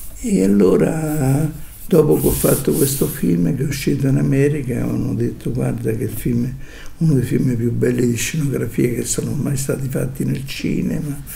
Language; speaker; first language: Italian; native; Italian